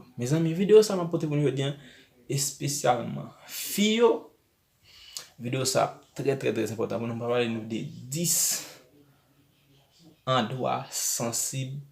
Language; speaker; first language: French; non-native, learner; Haitian Creole